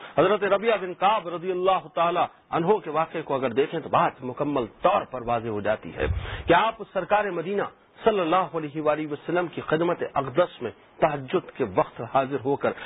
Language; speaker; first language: Urdu; native; Urdu